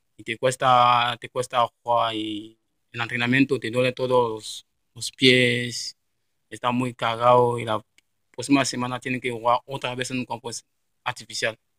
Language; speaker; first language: Spanish; non-native, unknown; French